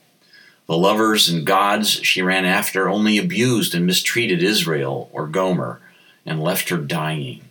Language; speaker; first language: English; native; English